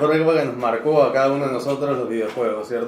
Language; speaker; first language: Spanish; native; Spanish